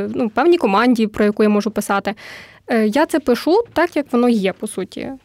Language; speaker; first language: Ukrainian; native; Ukrainian